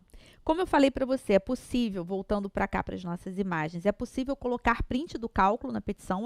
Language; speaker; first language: Portuguese; native; Portuguese